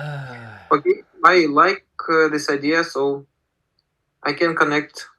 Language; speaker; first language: English; non-native, learner; Russian